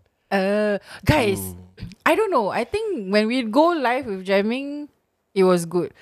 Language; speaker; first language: English; non-native, local second language; Malay